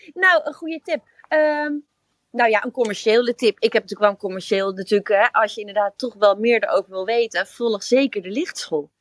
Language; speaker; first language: Dutch; native; Dutch